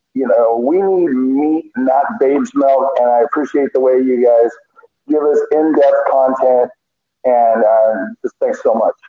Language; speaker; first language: English; native; English